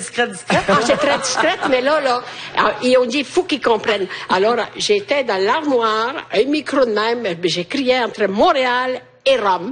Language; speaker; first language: French; non-native, fluent; Italian